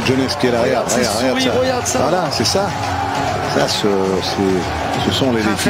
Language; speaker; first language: French; native; French